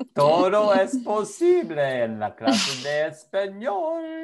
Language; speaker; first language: Spanish; non-native, fluent; English